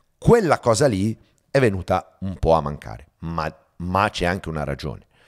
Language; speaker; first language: Italian; native; Italian